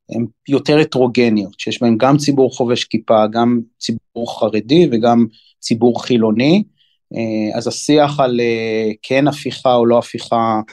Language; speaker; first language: Hebrew; native; Hebrew